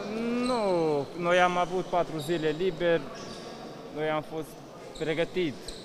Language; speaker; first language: Romanian; non-native, learner; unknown